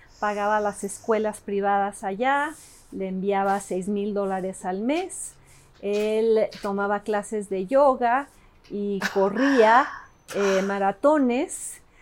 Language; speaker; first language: Spanish; early bilingual, other home language; English